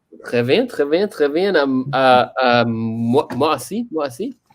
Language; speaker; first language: French; non-native, learner; English